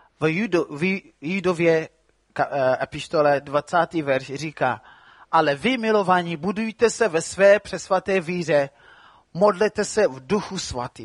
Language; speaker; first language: Czech; non-native, fluent; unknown